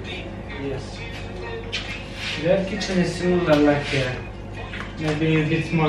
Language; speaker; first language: English; non-native, learner; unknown